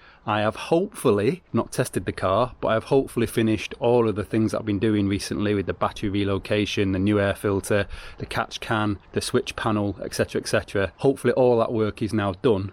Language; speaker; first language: English; native; English